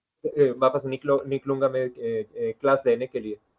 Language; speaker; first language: Hindi; non-native, fluent; Spanish